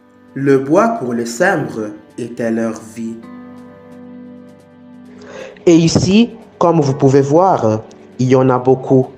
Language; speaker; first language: French; non-native, learner; Italian